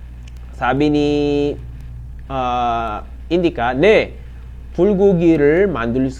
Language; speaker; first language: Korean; non-native, fluent; Filipino